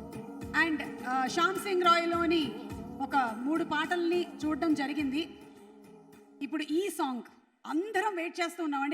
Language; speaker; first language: Telugu; native; Telugu